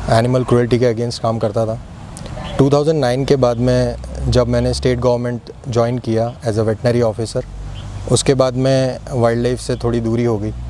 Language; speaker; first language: Hindi; native; Hindi